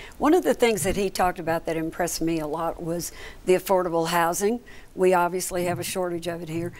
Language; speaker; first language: English; native; English